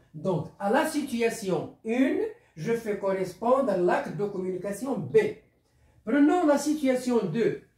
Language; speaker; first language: French; non-native, local second language; Arabic